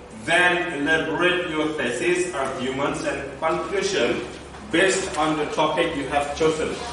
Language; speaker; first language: English; non-native, fluent; Indonesian